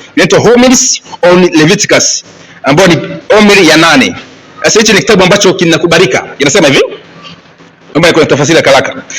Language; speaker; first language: Swahili; native; Swahili